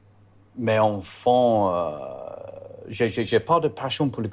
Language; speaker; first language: French; non-native, learner; English